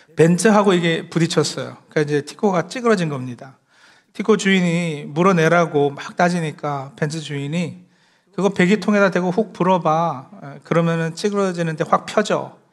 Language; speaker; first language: Korean; early bilingual, heritage; Korean